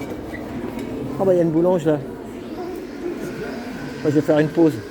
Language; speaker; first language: French; native; French